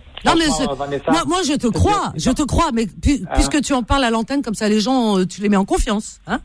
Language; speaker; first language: French; native; French